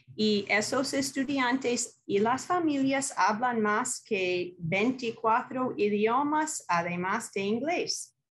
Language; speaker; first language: Spanish; non-native, fluent; English